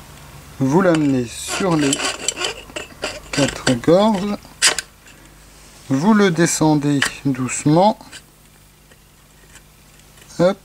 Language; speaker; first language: French; native; French